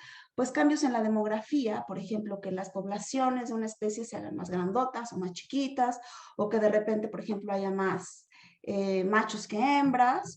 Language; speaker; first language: Spanish; native; Spanish